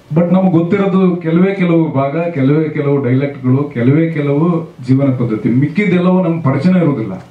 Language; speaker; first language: Kannada; native; Kannada